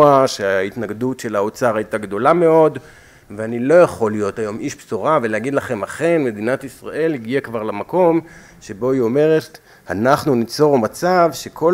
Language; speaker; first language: Hebrew; native; Hebrew